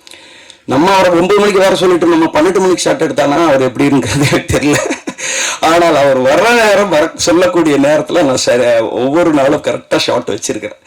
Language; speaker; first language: Tamil; native; Tamil